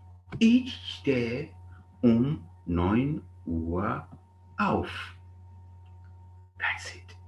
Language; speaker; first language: German; non-native, fluent; English